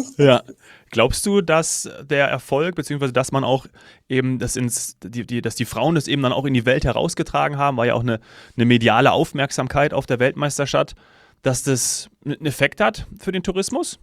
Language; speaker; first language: German; native; German